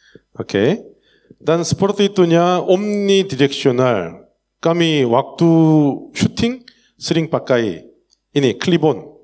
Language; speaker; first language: Indonesian; non-native, learner; Korean